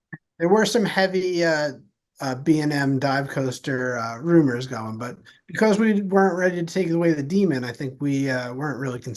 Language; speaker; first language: English; native; English